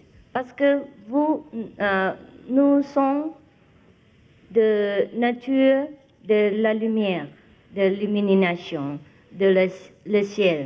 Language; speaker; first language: French; non-native, fluent; Vietnamese